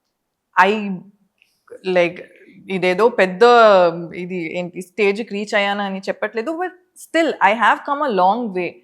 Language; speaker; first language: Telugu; non-native, fluent; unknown